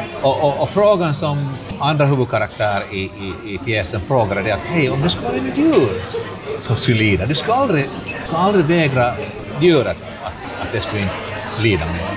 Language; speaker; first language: Swedish; non-native, local second language; Finnish